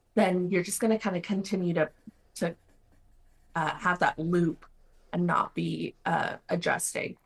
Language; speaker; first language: English; non-native, fluent; Spanish